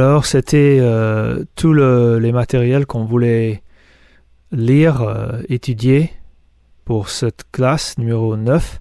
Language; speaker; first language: French; non-native, fluent; Spanish